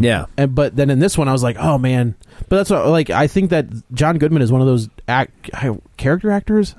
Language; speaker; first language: English; native; English